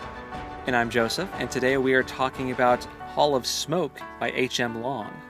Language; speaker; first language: English; native; English